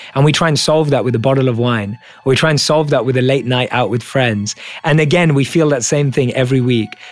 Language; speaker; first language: English; native; English